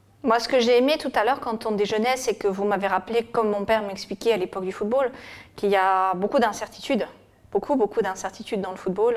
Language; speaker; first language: French; native; French